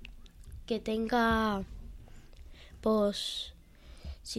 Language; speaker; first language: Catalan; non-native, local second language; Spanish